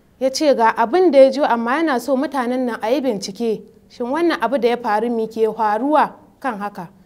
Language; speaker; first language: Hausa; native; Hausa